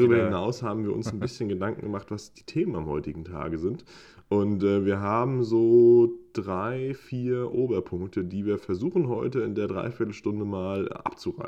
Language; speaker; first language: German; native; German